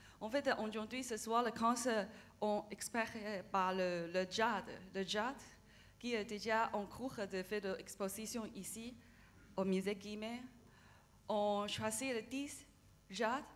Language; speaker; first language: French; non-native, learner; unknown